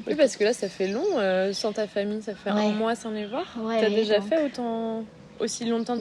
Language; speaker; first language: French; native; French